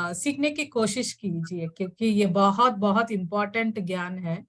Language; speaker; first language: Hindi; non-native, local second language; Telugu